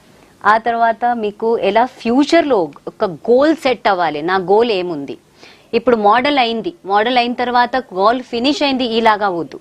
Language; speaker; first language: Telugu; non-native, local second language; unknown